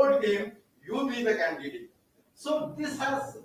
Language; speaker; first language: English; non-native, local second language; Malayalam